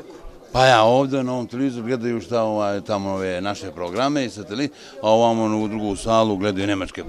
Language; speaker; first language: Croatian; native; Croatian